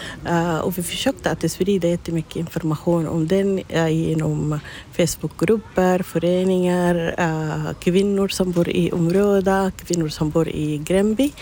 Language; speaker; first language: Swedish; non-native, fluent; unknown